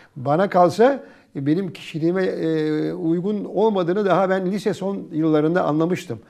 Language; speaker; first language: Turkish; native; Turkish